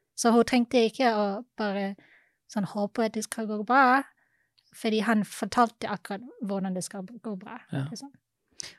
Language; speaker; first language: Norwegian; non-native, fluent; English